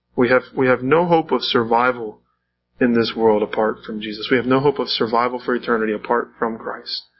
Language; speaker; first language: English; native; English